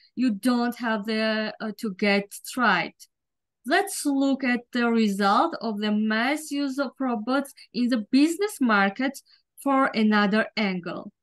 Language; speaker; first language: English; non-native, learner; Georgian